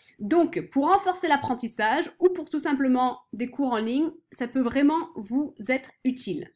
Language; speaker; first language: French; non-native, fluent; English